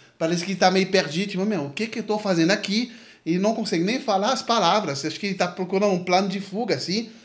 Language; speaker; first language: Portuguese; non-native, fluent; French